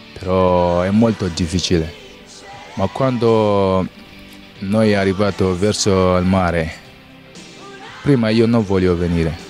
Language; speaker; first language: Italian; non-native, learner; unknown